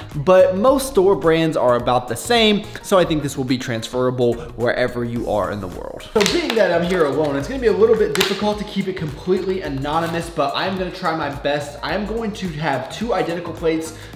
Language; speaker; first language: English; native; English